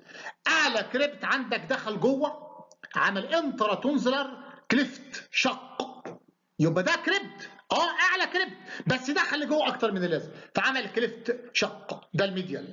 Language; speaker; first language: Arabic; native; Arabic